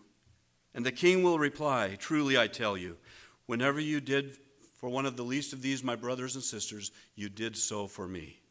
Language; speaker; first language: English; native; English